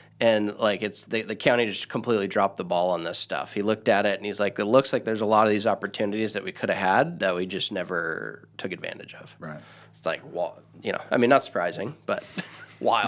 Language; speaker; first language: English; native; English